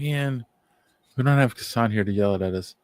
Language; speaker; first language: English; native; English